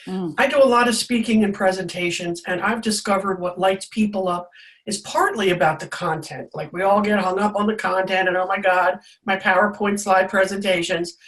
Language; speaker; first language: English; native; English